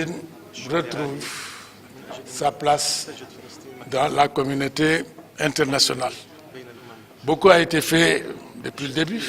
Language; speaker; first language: French; non-native, local second language; Wolof